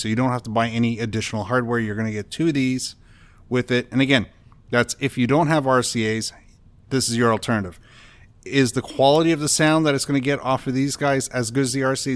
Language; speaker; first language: English; native; English